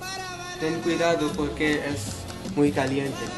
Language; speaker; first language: Spanish; non-native, learner; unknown